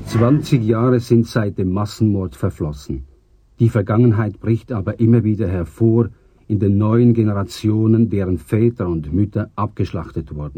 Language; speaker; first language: German; native; German